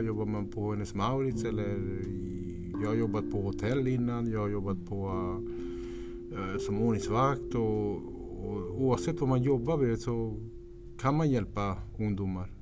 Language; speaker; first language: Swedish; non-native, fluent; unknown